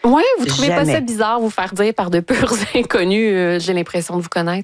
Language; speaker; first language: French; native; French